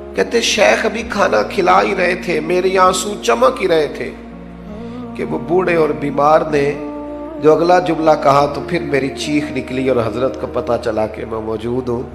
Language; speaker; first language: Urdu; non-native, local second language; Punjabi